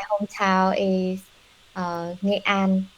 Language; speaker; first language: English; non-native, learner; Vietnamese